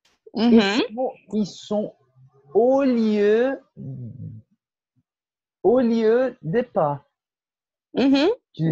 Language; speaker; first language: French; non-native, fluent; Portuguese